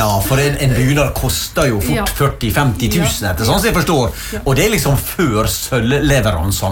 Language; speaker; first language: Norwegian; native; Norwegian